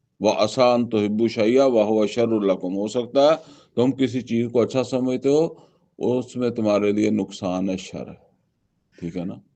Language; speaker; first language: Urdu; non-native, local second language; Punjabi